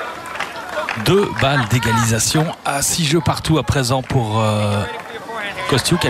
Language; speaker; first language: French; native; French